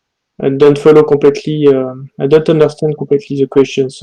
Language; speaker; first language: English; non-native, learner; French